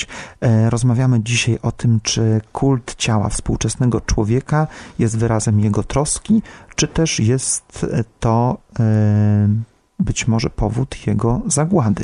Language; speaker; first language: Polish; native; Polish